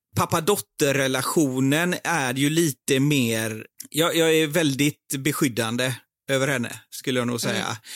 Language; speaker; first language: Swedish; native; Swedish